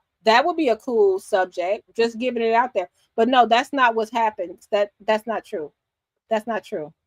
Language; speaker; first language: English; native; English